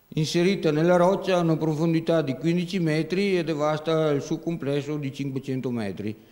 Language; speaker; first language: Italian; native; Italian